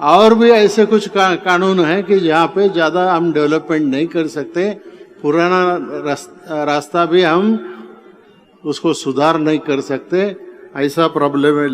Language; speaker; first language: Hindi; non-native, local second language; Marathi